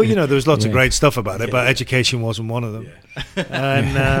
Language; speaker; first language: English; native; English